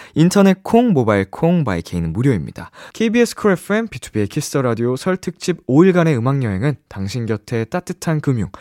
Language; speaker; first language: Korean; native; Korean